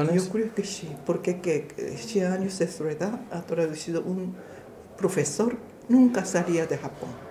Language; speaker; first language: Spanish; non-native, fluent; Japanese